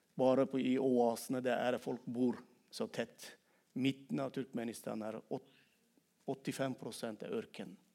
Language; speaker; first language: Norwegian; non-native, fluent; Turkmen